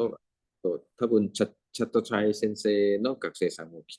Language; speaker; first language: Japanese; non-native, fluent; Thai